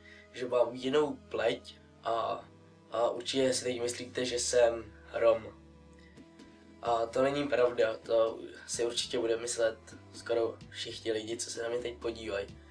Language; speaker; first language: Czech; early bilingual, other home language; Russian